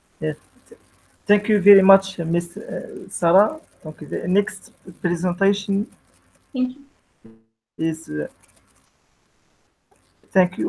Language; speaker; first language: English; non-native, learner; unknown